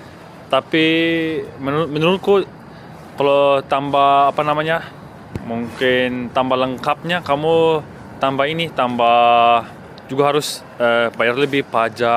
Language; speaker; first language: Indonesian; early bilingual, heritage; Indonesian